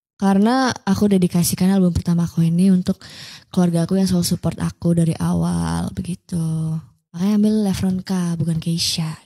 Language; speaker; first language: Indonesian; native; Indonesian